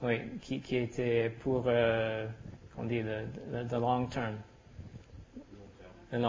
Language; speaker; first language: French; non-native, learner; English